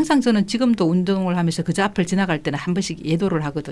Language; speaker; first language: Korean; native; Korean